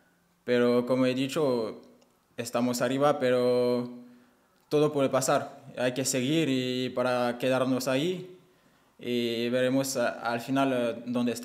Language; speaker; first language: Spanish; non-native, fluent; French